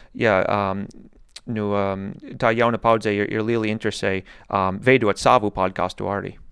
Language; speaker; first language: Latvian; non-native, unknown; English